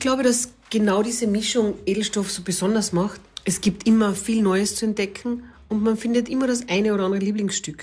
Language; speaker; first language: German; native; German